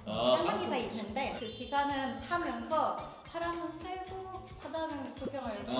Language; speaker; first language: Korean; non-native, fluent; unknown